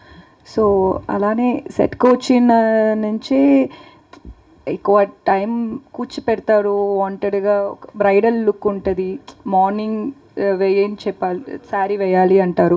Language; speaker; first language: Telugu; non-native, learner; Tamil